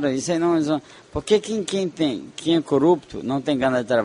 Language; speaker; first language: Spanish; non-native, fluent; Portuguese